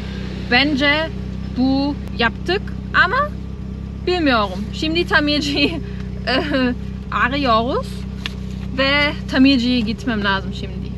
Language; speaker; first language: Turkish; non-native, learner; German